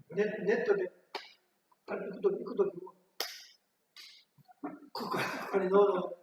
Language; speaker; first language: Japanese; native; Japanese